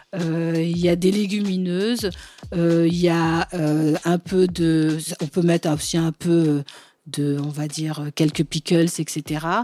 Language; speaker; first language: French; early bilingual, other home language; Bambara